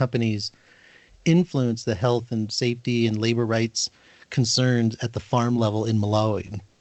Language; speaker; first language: English; native; English